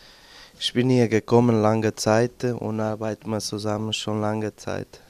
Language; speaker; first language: German; non-native, learner; Portuguese